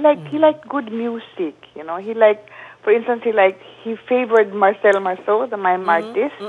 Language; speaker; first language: English; non-native, local second language; Filipino